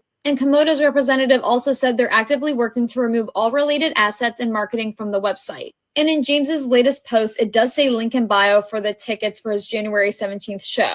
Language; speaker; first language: English; native; English